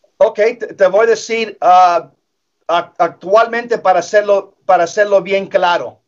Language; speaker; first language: Spanish; early bilingual, heritage; English